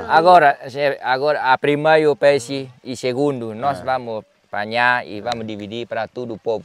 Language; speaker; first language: Portuguese; non-native, learner; Vietnamese